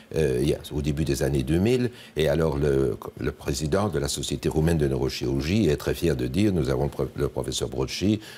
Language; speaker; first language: French; native; French